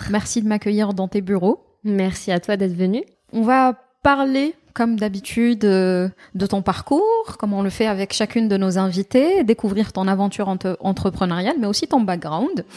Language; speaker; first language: French; non-native, local second language; Arabic